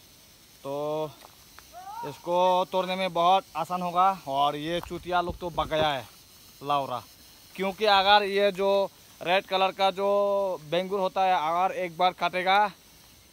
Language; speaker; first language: Hindi; non-native, local second language; Assamese